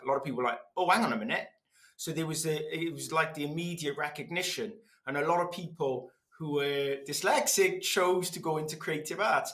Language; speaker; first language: English; non-native, local second language; Welsh